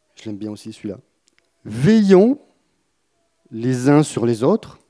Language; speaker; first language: French; native; French